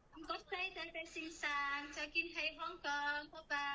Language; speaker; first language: Cantonese; non-native, learner; Indonesian